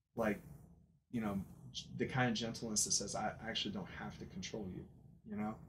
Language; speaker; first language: English; native; English